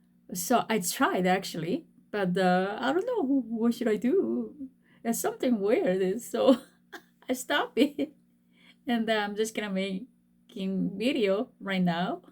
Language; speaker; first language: English; non-native, fluent; Korean